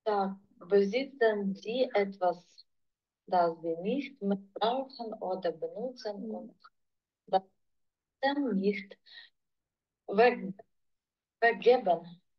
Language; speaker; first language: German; non-native, learner; Russian